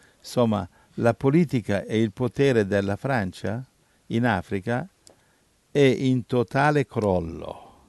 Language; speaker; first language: Italian; native; Italian